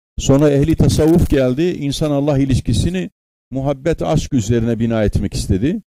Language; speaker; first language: Turkish; native; Turkish